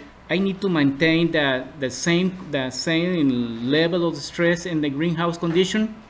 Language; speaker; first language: English; non-native, learner; Spanish